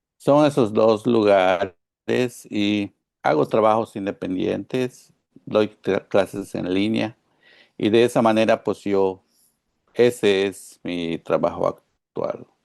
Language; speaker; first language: Spanish; non-native, local second language; Yucateco